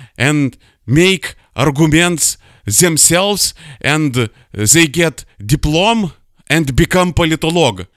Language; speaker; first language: English; non-native, fluent; Lithuanian